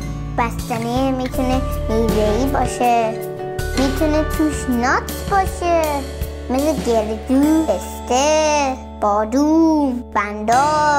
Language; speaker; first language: Persian; early bilingual, heritage; Persian